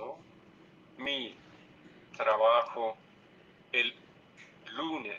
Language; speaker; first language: Spanish; non-native, learner; Indonesian